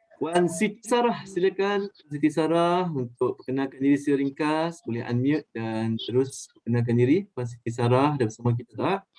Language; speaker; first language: Malay; native; Malay